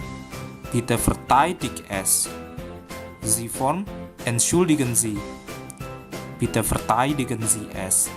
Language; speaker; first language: German; non-native, fluent; Indonesian